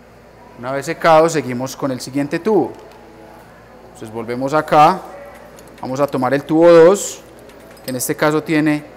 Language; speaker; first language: Spanish; native; Spanish